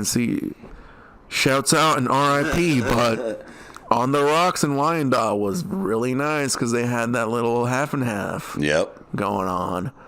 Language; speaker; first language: English; native; English